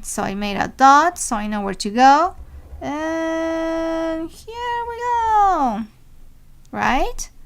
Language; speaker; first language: English; non-native, fluent; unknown